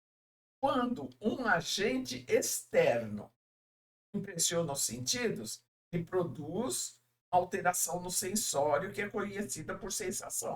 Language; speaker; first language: Portuguese; native; Portuguese